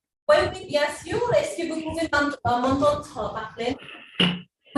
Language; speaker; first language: French; non-native, learner; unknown